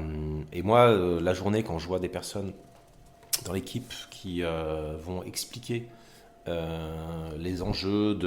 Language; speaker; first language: French; native; French